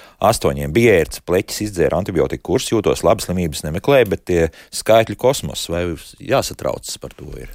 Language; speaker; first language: Latvian; native; Latvian